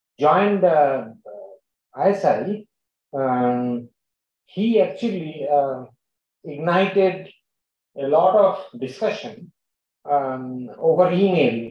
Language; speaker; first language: English; non-native, local second language; Bangla